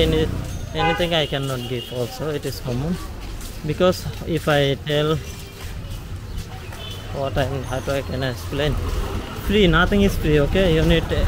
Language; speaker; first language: English; non-native, learner; Bangla